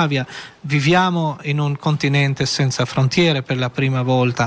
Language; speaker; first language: Italian; non-native, fluent; Albanian